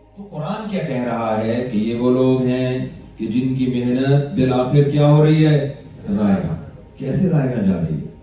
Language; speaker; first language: Urdu; native; Urdu